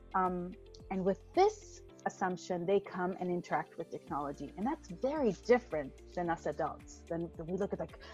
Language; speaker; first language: English; non-native, fluent; Hebrew